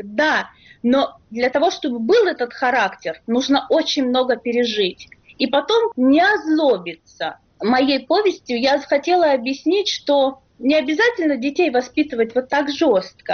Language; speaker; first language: Russian; native; Russian